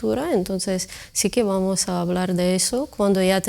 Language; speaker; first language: Spanish; non-native, fluent; Ukrainian